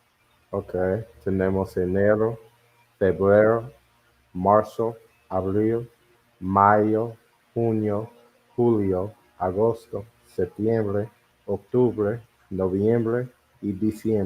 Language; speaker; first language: Spanish; non-native, learner; English